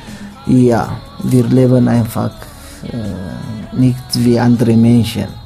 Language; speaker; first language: German; non-native, learner; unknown